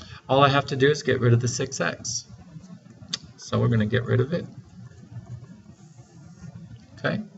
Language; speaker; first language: English; native; English